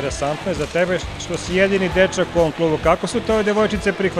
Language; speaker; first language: Serbian; native; Serbian